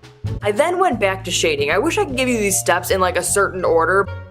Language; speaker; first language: English; native; English